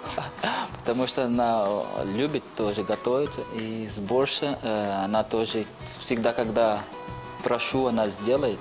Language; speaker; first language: Russian; non-native, fluent; Portuguese